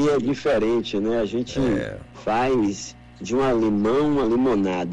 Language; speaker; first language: Portuguese; native; Portuguese